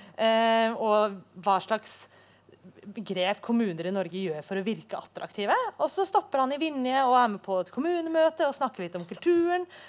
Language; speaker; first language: Norwegian; native; Norwegian